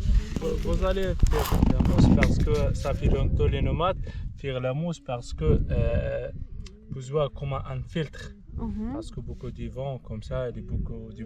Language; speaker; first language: French; non-native, learner; Arabic